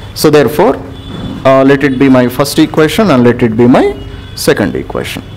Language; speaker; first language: English; non-native, local second language; Telugu